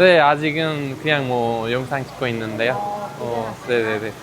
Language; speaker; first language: Korean; non-native, learner; Uzbek